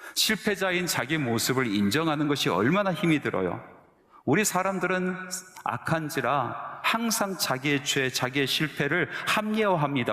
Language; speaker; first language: Korean; native; Korean